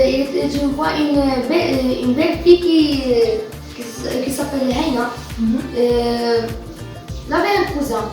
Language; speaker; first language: French; non-native, learner; Arabic